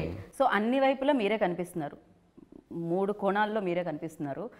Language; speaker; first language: Telugu; native; Telugu